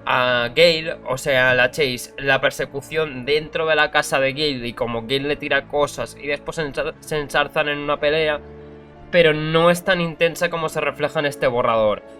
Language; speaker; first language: Spanish; native; Spanish